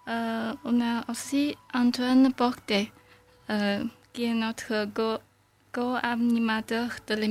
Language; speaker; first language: French; non-native, learner; Chinese